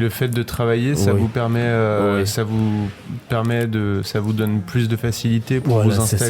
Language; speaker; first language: French; native; French